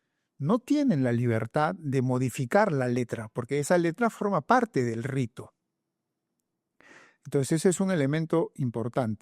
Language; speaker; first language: Spanish; native; Spanish